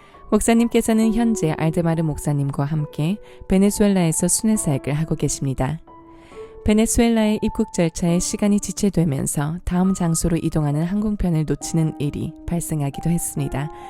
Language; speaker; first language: Korean; native; Korean